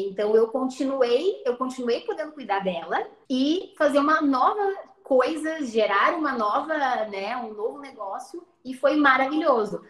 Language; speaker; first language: Portuguese; native; Portuguese